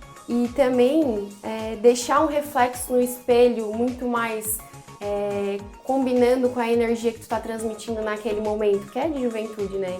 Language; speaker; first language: Portuguese; native; Portuguese